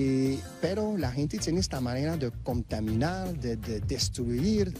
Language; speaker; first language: Spanish; non-native, fluent; French